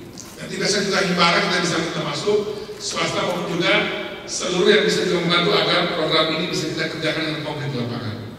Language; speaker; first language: Indonesian; native; Indonesian